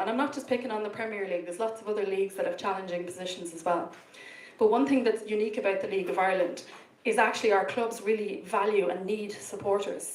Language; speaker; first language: English; native; English